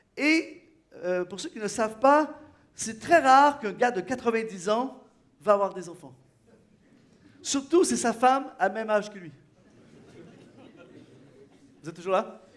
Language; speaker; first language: French; native; French